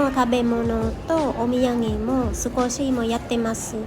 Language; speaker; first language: Japanese; non-native, learner; Thai